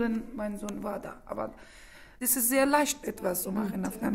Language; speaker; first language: German; non-native, learner; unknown